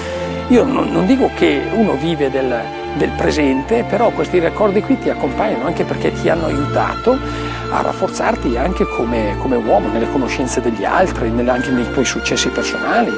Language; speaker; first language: Italian; native; Italian